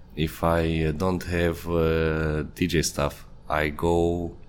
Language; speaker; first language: English; non-native, fluent; Hungarian